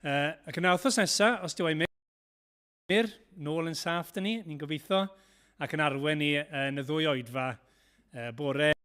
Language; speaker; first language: Welsh; native; Welsh